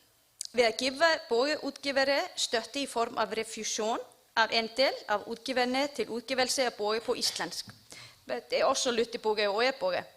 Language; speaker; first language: Danish; non-native, learner; Icelandic